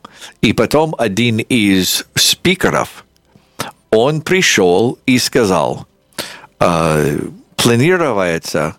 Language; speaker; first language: Russian; non-native, fluent; English